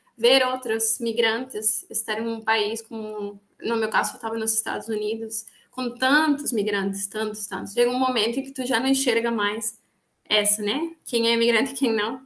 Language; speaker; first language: Portuguese; non-native, fluent; Spanish